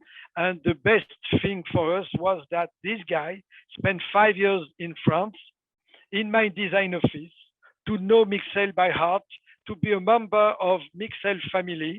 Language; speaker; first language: English; non-native, fluent; French